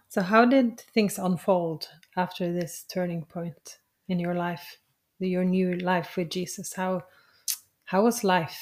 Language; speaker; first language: English; non-native, fluent; Norwegian